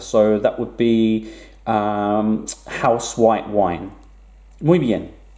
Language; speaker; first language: English; native; English